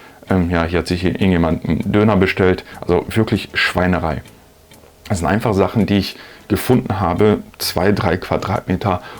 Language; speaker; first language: German; native; German